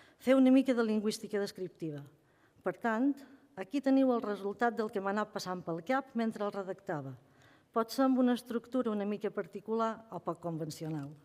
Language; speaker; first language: Catalan; native; Catalan